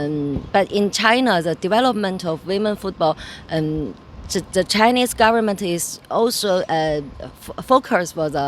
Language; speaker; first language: English; non-native, learner; Chinese